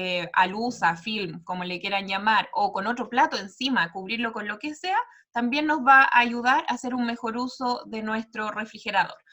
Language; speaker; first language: Spanish; native; Spanish